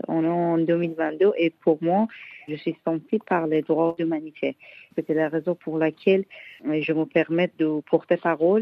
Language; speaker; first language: French; non-native, learner; Persian